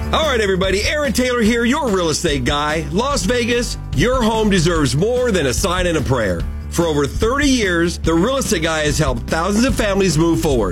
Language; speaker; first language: English; native; English